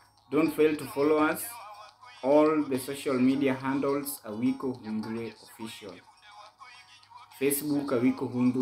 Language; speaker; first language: English; non-native, local second language; Luo (Kenya and Tanzania)